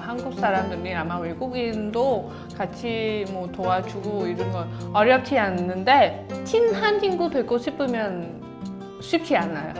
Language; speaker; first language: Korean; non-native, learner; Vietnamese